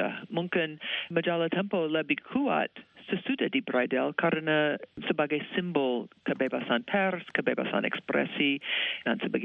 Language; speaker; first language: Indonesian; non-native, fluent; English